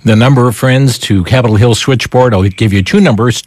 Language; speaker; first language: English; native; English